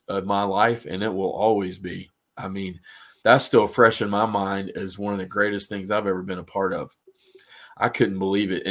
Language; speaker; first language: English; native; English